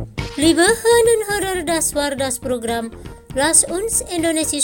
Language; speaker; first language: German; non-native, fluent; Indonesian